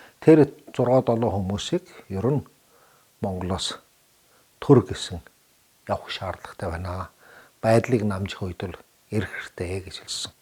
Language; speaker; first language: Mongolian; early bilingual, heritage; Mongolian